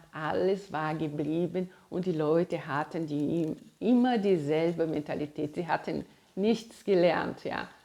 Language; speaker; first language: German; non-native, fluent; Portuguese